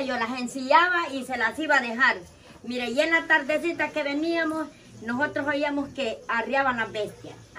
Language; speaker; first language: Spanish; native; Spanish